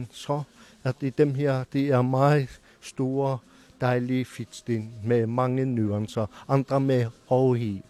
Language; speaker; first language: Danish; non-native, local second language; Kalaallisut